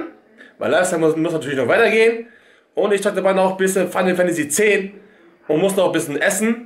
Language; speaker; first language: German; native; German